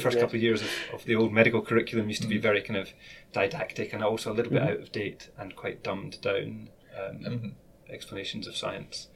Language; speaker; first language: English; native; English